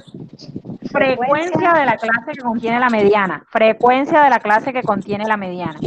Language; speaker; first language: Spanish; native; Spanish